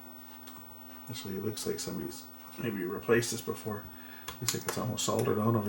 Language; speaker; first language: English; native; English